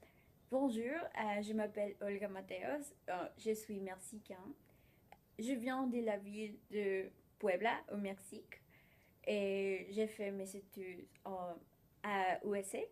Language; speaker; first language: French; non-native, learner; Spanish